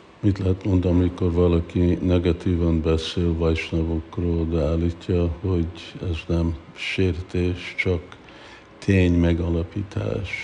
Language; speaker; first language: Hungarian; early bilingual, heritage; Hungarian